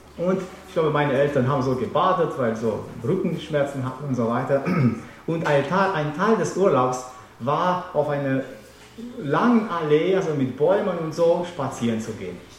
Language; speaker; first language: German; non-native, fluent; Romanian